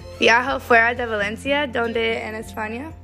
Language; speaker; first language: Spanish; non-native, learner; English